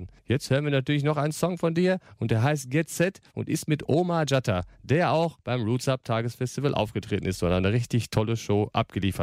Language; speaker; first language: German; native; German